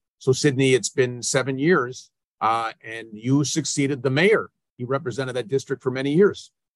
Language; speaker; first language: English; native; English